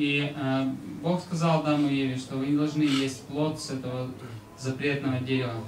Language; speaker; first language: Russian; native; Russian